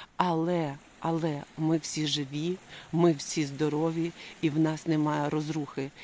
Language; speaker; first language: Ukrainian; non-native, local second language; Russian